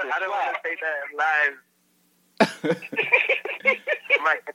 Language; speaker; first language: English; non-native, local second language; Filipino